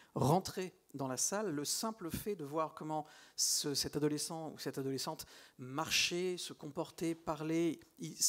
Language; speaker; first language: French; native; French